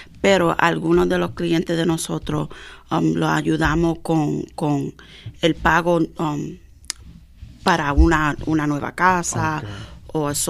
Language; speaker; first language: Spanish; early bilingual, heritage; Spanish